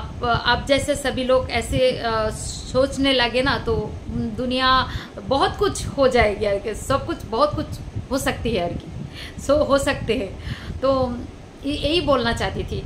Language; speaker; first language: Hindi; non-native, local second language; Bangla